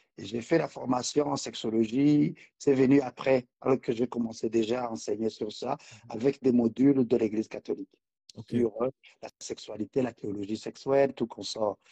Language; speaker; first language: French; non-native, local second language; Rundi